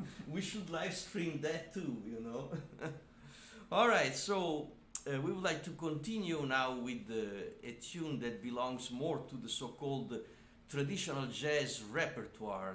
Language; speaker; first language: English; non-native, fluent; Italian